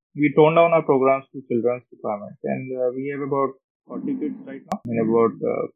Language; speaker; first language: English; non-native, local second language; Hindi